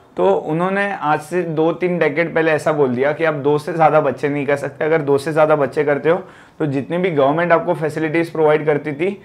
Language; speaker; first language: Hindi; non-native, local second language; Gujarati